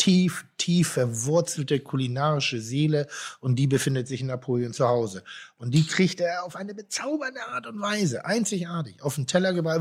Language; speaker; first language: German; native; German